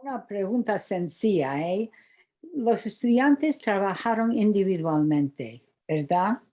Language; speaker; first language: Spanish; non-native, fluent; English